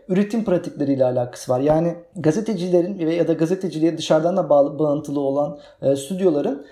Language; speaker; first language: Turkish; native; Turkish